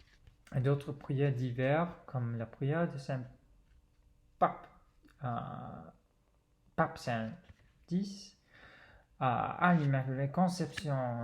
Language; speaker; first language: French; non-native, fluent; English